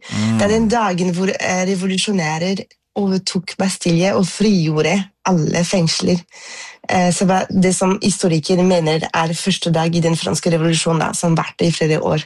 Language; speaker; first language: Norwegian; non-native, fluent; French